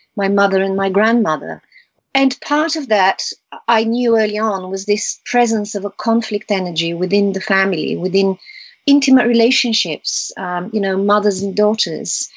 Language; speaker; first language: English; early bilingual, other home language; Bulgarian